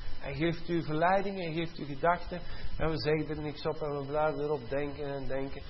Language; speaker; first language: Dutch; native; Dutch